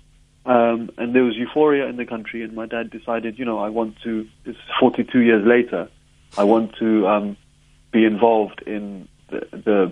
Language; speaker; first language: English; native; English